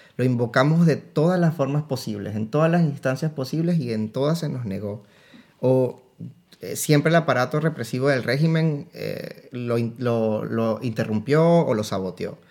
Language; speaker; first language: Spanish; native; Spanish